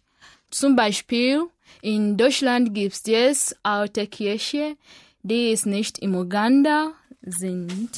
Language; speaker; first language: German; non-native, learner; Ganda